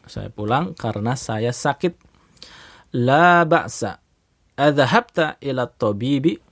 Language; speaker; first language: Indonesian; native; Indonesian